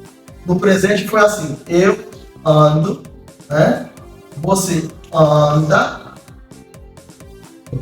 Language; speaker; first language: Portuguese; non-native, fluent; Haitian Creole